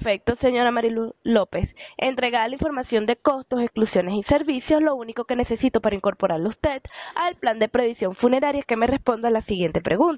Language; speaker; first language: Spanish; native; Spanish